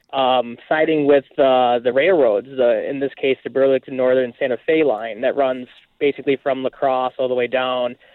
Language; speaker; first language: English; native; English